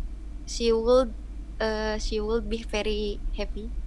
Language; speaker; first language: English; non-native, learner; Indonesian